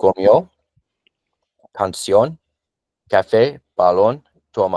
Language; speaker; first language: Spanish; non-native, learner; English